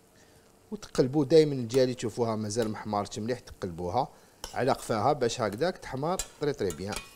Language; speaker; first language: Arabic; native; Arabic